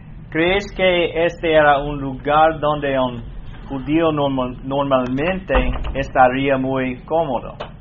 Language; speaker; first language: Spanish; non-native, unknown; English